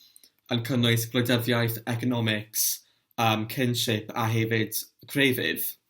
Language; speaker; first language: Welsh; non-native, local second language; English